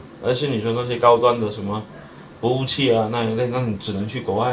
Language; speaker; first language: Chinese; native; Chinese